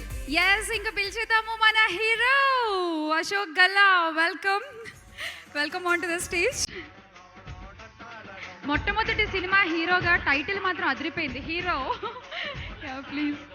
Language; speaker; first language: Telugu; native; Telugu